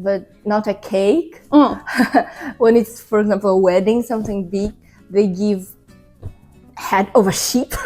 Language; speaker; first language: English; non-native, fluent; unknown